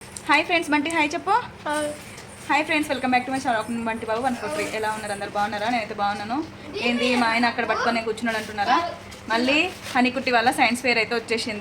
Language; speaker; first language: Telugu; native; Telugu